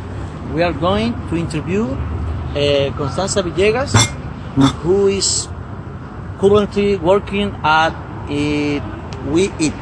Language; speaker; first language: English; non-native, learner; Spanish